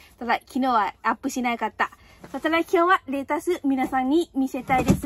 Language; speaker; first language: Japanese; non-native, learner; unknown